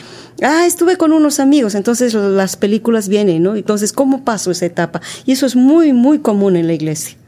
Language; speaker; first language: Spanish; native; Spanish